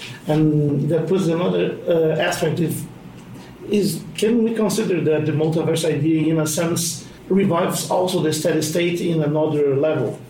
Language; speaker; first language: English; non-native, fluent; Portuguese